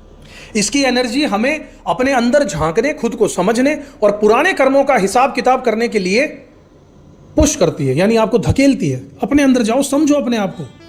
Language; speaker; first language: Hindi; native; Hindi